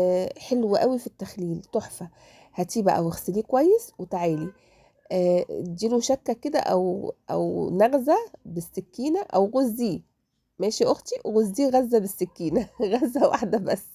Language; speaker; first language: Arabic; native; Arabic